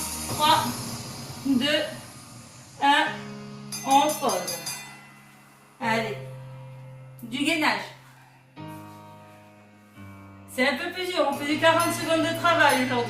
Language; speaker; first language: French; native; French